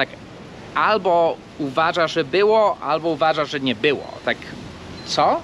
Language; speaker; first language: Polish; non-native, fluent; English